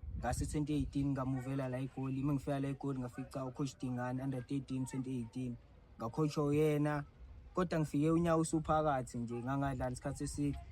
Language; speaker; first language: Zulu; native; Zulu